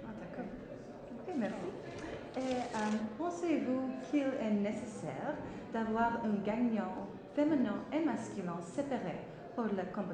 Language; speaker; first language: French; non-native, learner; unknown